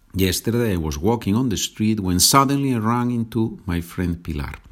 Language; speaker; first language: English; non-native, fluent; Spanish